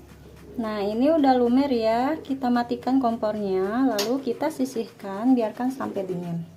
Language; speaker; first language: Indonesian; native; Indonesian